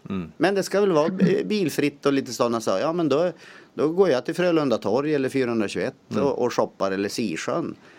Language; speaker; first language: Swedish; native; Swedish